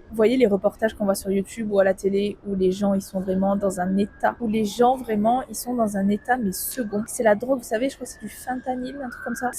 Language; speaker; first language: French; native; French